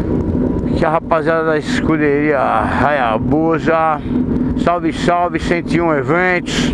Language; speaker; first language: Portuguese; native; Portuguese